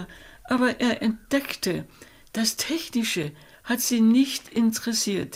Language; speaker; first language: German; non-native, fluent; Danish